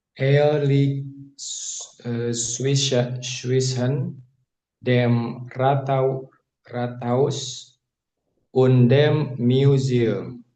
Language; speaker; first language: German; non-native, learner; Indonesian